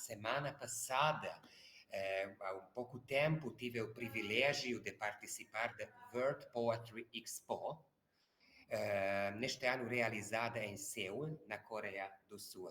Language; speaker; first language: Portuguese; non-native, learner; Hungarian